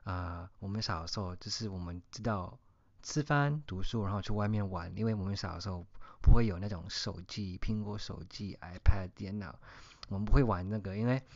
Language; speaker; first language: Chinese; early bilingual, heritage; Chinese